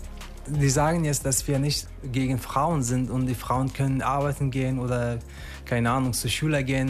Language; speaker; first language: German; non-native, learner; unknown